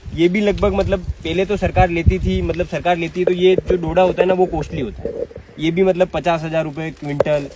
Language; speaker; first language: Hindi; native; Hindi